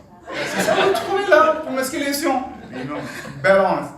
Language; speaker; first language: French; non-native, learner; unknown